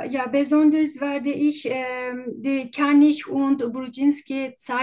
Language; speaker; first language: German; non-native, learner; Turkish